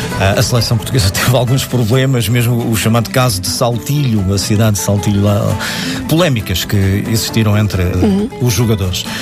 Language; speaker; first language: Portuguese; native; Portuguese